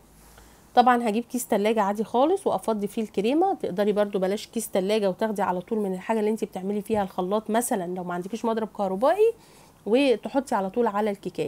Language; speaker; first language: Arabic; native; Arabic